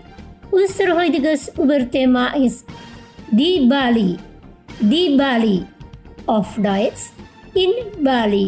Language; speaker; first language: German; non-native, fluent; Indonesian